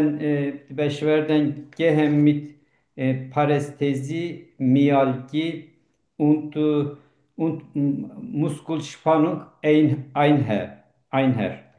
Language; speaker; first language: German; non-native, learner; Turkish